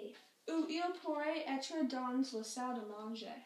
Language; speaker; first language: French; non-native, learner; English